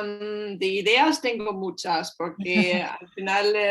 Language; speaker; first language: Spanish; non-native, fluent; German